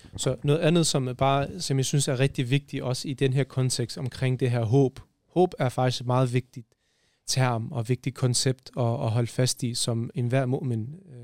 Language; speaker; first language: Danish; early bilingual, other home language; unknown